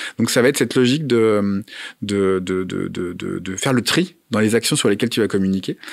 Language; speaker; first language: French; native; French